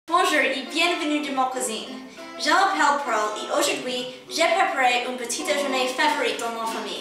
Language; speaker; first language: French; non-native, learner; English